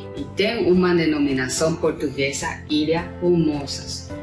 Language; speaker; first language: Portuguese; non-native, fluent; Chinese